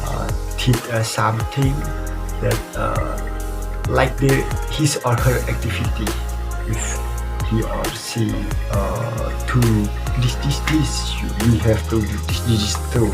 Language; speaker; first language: English; non-native, learner; Indonesian